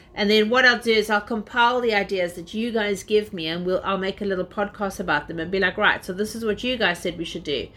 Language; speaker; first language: English; native; English